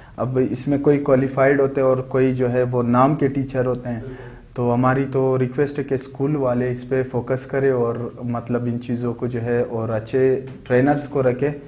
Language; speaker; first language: Urdu; non-native, local second language; Pashto